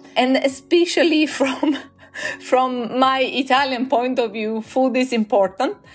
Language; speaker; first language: English; non-native, fluent; Italian